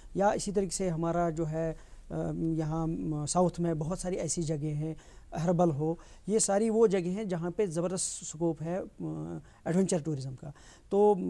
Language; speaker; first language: Hindi; non-native, local second language; Kashmiri